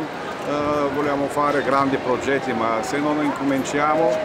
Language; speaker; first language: Italian; non-native, learner; Bulgarian